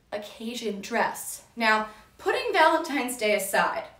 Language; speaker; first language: English; native; English